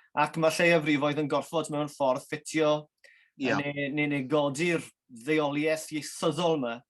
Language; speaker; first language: Welsh; native; Welsh